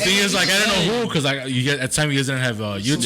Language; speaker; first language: English; early bilingual, other home language; Spanish